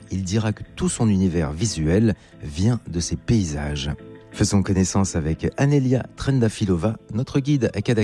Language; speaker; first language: French; native; French